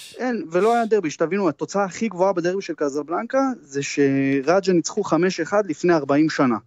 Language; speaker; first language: Hebrew; native; Hebrew